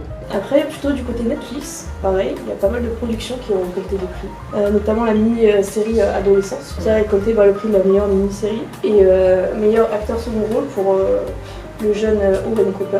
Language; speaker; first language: French; native; French